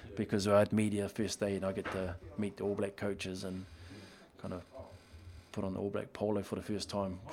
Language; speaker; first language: English; native; English